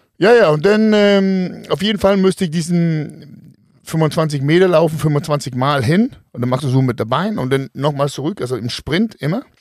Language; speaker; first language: German; non-native, fluent; Danish